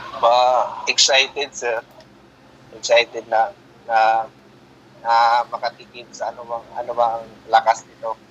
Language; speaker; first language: Filipino; non-native, local second language; Hiligaynon